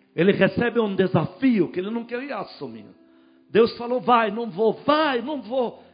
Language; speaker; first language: Portuguese; non-native, fluent; Arabic